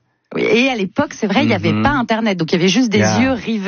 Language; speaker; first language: French; native; French